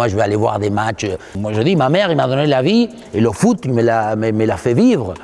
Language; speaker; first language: French; non-native, fluent; Spanish